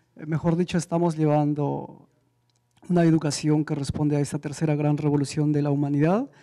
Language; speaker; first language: Spanish; native; Spanish